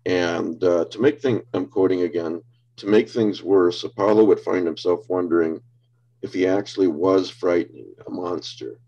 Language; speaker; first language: English; native; English